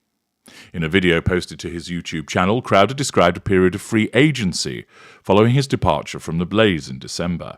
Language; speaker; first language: English; native; English